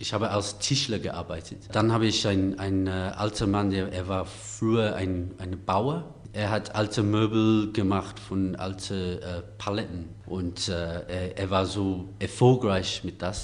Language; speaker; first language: German; non-native, learner; English